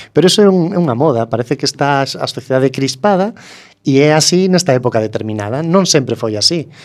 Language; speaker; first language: Galician; native; Galician